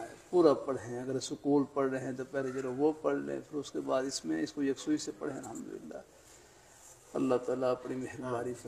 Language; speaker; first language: Urdu; native; Urdu